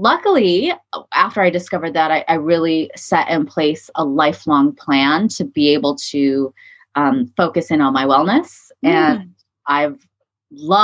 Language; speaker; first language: English; native; English